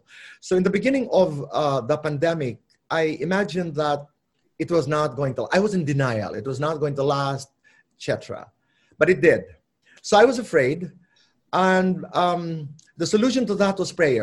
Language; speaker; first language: English; non-native, local second language; Filipino